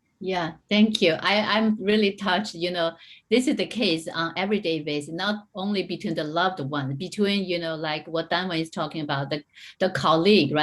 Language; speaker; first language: English; non-native, fluent; Chinese